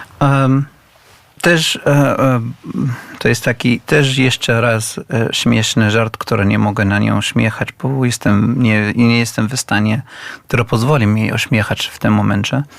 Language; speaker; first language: Polish; non-native, learner; Arabic